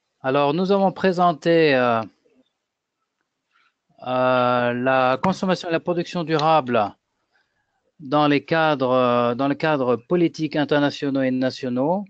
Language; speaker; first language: French; native; French